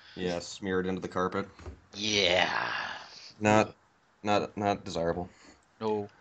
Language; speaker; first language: English; native; English